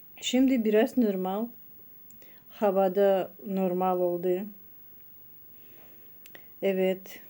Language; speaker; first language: Turkish; non-native, learner; Russian